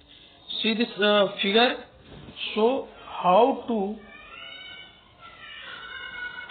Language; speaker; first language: English; non-native, local second language; Hindi